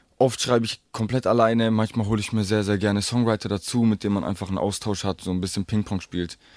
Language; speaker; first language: German; native; German